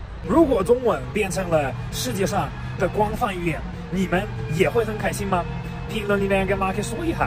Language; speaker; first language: Chinese; non-native, fluent; German